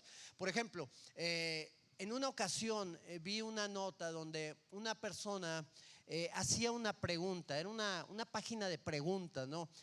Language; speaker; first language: Spanish; native; Spanish